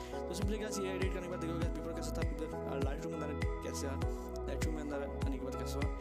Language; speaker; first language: Hindi; non-native, local second language; Bangla